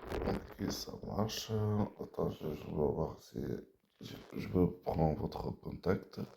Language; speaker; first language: French; non-native, learner; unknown